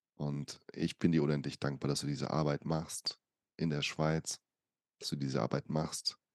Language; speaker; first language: German; early bilingual, other home language; Portuguese